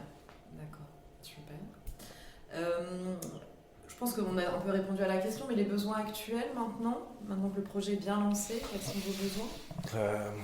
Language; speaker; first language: French; native; French